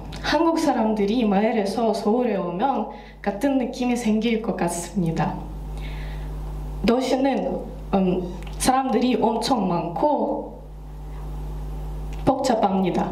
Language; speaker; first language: Korean; non-native, learner; Russian